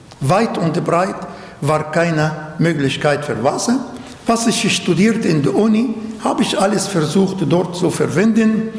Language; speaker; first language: German; non-native, learner; Arabic